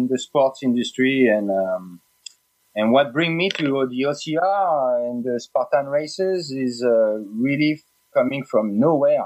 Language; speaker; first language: English; non-native, fluent; French